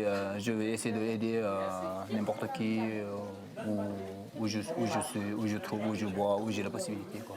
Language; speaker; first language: French; non-native, fluent; Sherpa